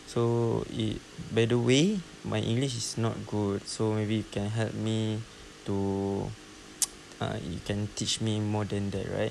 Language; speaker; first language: English; non-native, local second language; Malay